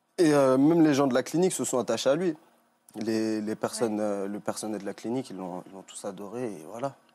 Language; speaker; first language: French; native; French